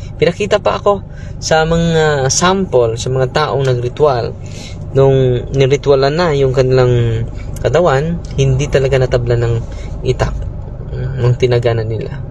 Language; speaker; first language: Filipino; non-native, local second language; Cebuano